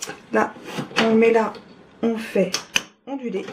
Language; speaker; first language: French; native; French